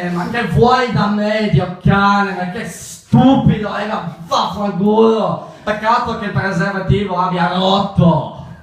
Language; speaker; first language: Italian; non-native, fluent; English